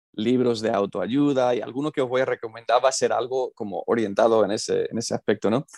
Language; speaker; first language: Spanish; early bilingual, heritage; Spanish